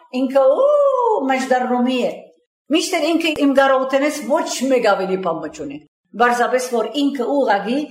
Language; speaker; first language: Armenian; early bilingual, heritage; Armenian